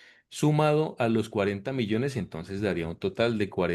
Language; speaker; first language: Spanish; native; Spanish